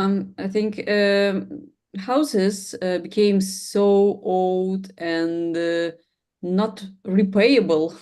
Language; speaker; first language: English; non-native, learner; Russian